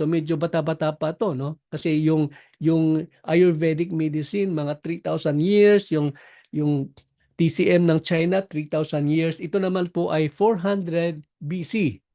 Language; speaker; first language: Filipino; non-native, local second language; Cebuano